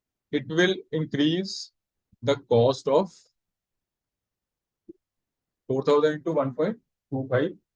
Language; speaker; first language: Hindi; native; Hindi